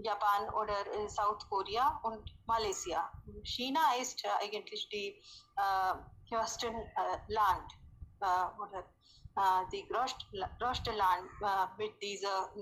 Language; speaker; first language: German; non-native, learner; Hindi